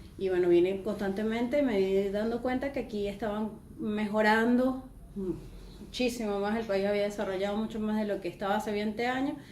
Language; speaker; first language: Spanish; native; Spanish